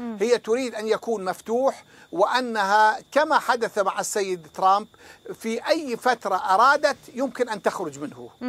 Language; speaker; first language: Arabic; non-native, fluent; Persian